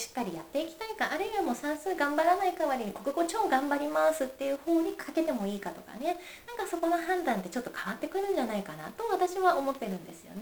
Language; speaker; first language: Japanese; native; Japanese